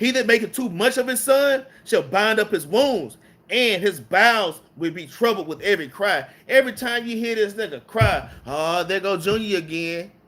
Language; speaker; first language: English; native; English